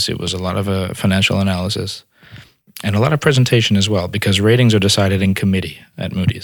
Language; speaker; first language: English; native; English